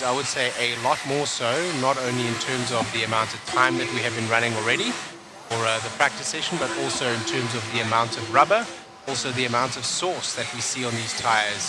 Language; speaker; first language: English; native; English